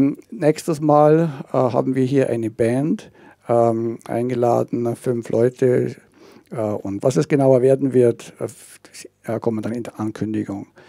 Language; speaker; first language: German; native; German